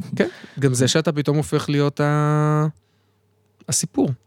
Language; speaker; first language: Hebrew; native; Hebrew